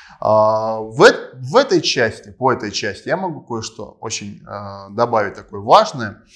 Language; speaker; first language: Russian; non-native, local second language; Armenian